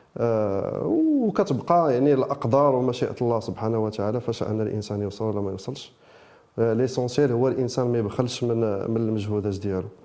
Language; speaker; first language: Arabic; native; Arabic